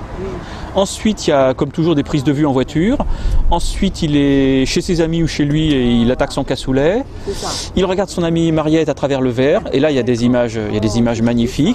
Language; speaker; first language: French; native; French